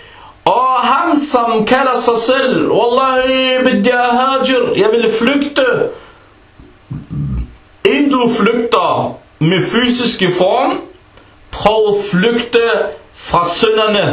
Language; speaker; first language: Danish; early bilingual, other home language; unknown